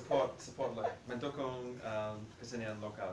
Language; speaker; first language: Indonesian; non-native, fluent; English